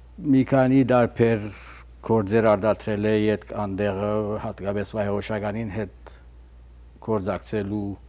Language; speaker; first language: Armenian; early bilingual, heritage; Armenian